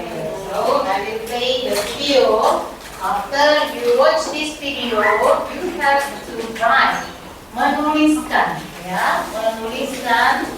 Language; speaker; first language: English; non-native, fluent; Indonesian